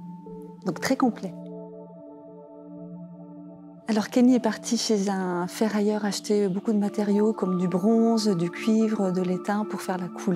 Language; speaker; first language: French; native; French